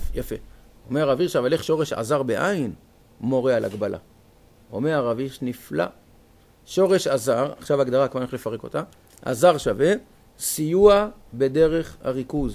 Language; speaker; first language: Hebrew; native; Hebrew